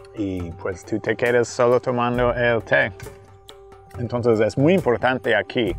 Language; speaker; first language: Spanish; non-native, fluent; English